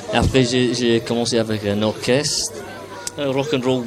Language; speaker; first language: French; non-native, fluent; English